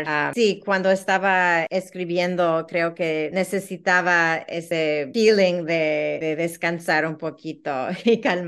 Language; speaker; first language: Spanish; early bilingual, heritage; Spanish